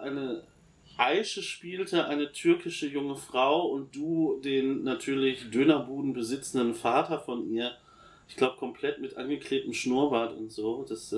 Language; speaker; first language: German; native; German